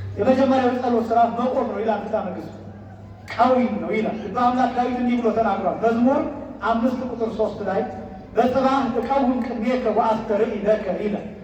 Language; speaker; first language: Amharic; native; Amharic